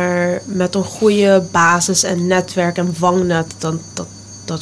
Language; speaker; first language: Dutch; non-native, local second language; Papiamento